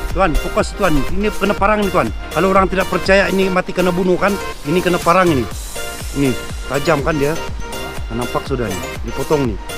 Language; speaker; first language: Malay; non-native, local second language; Central Dusun